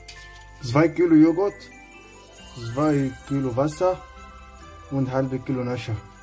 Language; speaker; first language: German; non-native, learner; Arabic